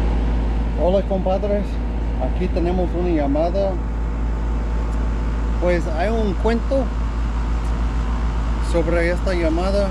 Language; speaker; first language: Spanish; non-native, fluent; English